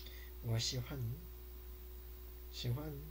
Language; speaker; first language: Chinese; non-native, learner; Korean